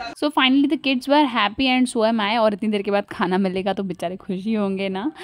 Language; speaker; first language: Hindi; native; Hindi